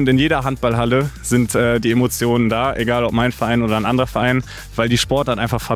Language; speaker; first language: German; native; German